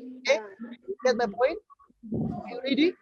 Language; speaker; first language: English; non-native, fluent; Indonesian